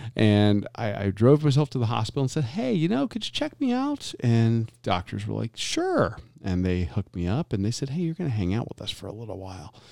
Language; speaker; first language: English; native; English